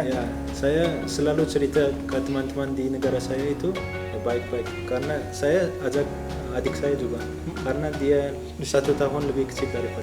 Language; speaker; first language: Indonesian; non-native, fluent; Turkmen